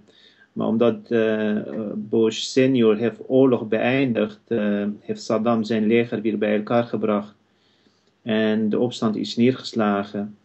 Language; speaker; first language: Dutch; non-native, fluent; Kurdish